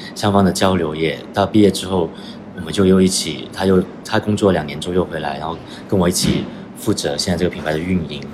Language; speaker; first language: Chinese; native; Chinese